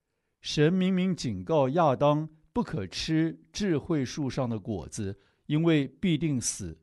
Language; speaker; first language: Chinese; native; Chinese